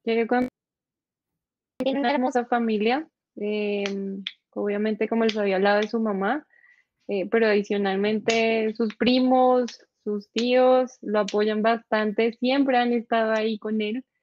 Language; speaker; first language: Spanish; native; Spanish